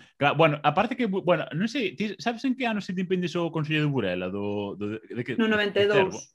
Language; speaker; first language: Galician; non-native, local second language; Spanish